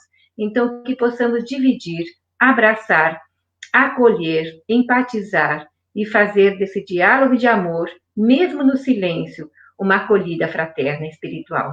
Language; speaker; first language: Portuguese; native; Portuguese